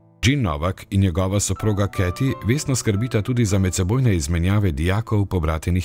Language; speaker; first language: Slovenian; native; Slovenian